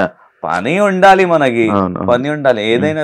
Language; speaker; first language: Telugu; non-native, local second language; Hindi